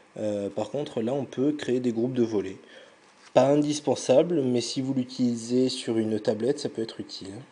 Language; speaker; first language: French; native; French